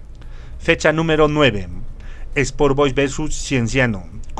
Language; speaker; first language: Spanish; native; Spanish